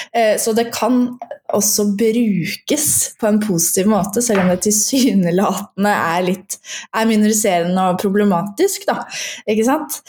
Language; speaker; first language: Norwegian; native; Norwegian